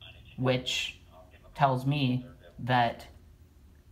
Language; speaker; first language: English; native; English